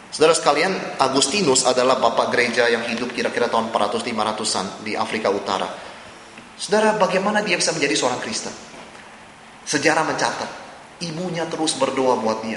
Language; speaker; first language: Indonesian; native; Indonesian